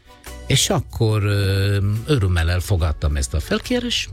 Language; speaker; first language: Hungarian; non-native, learner; Italian